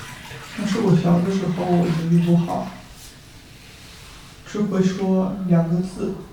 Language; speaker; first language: Chinese; non-native, fluent; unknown